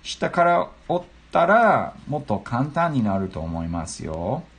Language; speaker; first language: Japanese; non-native, learner; English